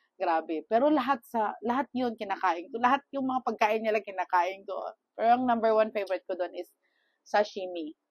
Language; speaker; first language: Filipino; non-native, local second language; Cebuano